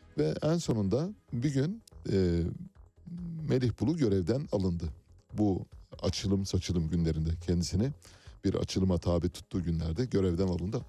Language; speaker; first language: Turkish; native; Turkish